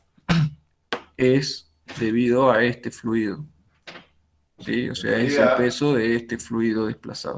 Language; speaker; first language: Spanish; native; Spanish